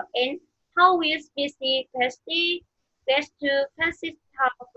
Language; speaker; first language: English; non-native, fluent; Vietnamese